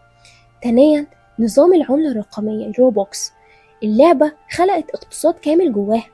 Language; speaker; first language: Arabic; native; Arabic